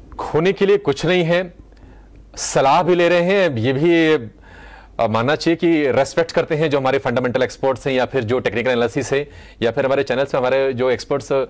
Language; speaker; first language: Hindi; native; Hindi